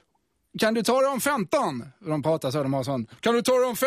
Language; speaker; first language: Swedish; native; Swedish